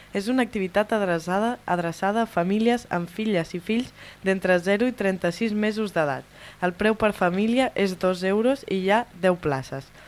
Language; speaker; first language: Catalan; native; Catalan